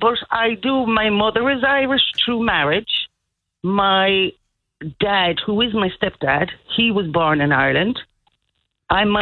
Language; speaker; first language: English; non-native, fluent; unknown